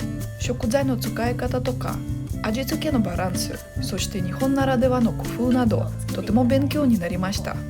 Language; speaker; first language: Japanese; non-native, fluent; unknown